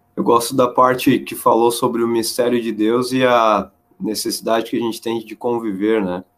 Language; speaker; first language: Portuguese; native; Portuguese